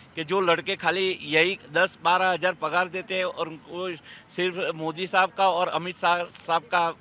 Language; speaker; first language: Hindi; non-native, local second language; Gujarati